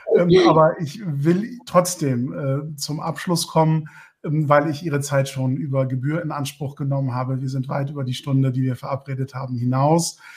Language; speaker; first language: German; early bilingual, other home language; Turkish